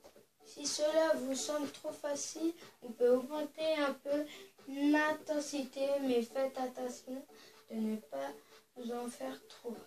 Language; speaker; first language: French; native; French